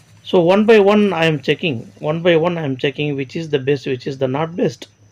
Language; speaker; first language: English; non-native, local second language; Tamil